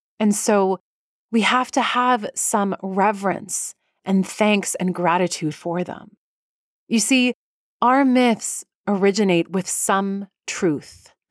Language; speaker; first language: English; early bilingual, other home language; Persian